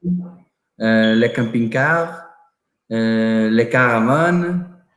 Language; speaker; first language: French; non-native, learner; Portuguese